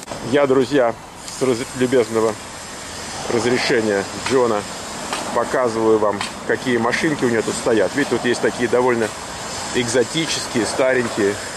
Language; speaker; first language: Russian; native; Russian